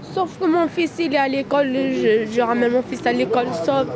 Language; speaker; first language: French; non-native, learner; Arabic